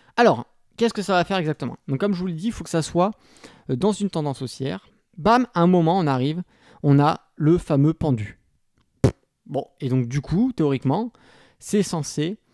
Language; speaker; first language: French; native; French